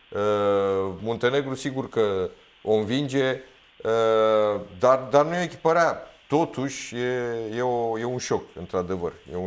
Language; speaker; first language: Romanian; native; Romanian